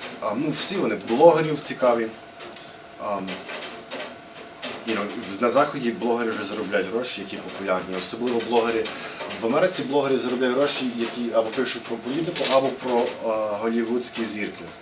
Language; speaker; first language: Ukrainian; early bilingual, heritage; English